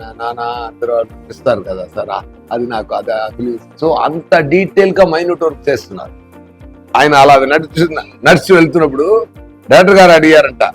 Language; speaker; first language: Telugu; non-native, learner; Tamil